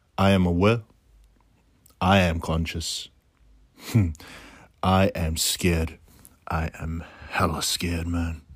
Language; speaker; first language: English; native; English